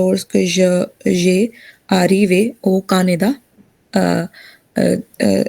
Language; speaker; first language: French; non-native, learner; Hindi